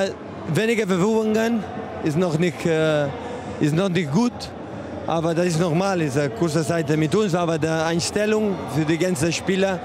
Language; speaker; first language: German; non-native, learner; Spanish